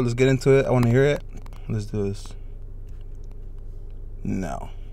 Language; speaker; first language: English; early bilingual, other home language; Spanish